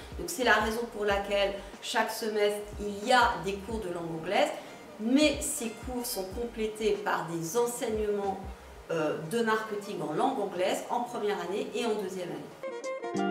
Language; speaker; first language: French; native; French